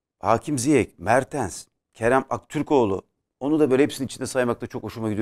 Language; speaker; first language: Turkish; native; Turkish